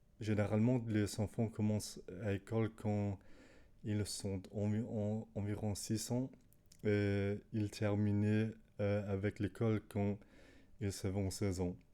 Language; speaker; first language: French; non-native, learner; Danish